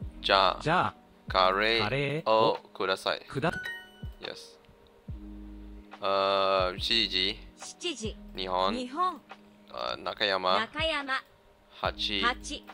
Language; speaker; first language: Japanese; non-native, learner; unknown